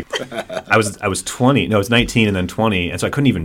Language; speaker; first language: English; native; English